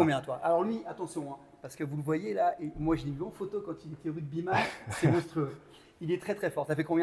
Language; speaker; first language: French; native; French